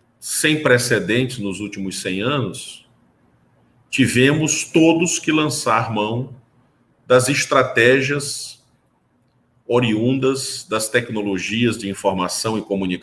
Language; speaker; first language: Portuguese; native; Portuguese